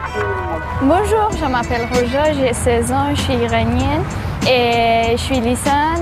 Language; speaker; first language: French; non-native, learner; Persian